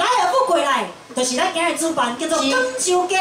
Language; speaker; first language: Chinese; native; Chinese